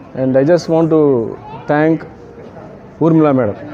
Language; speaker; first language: English; non-native, local second language; Tamil